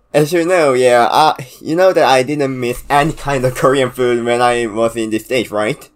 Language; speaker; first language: English; non-native, fluent; Korean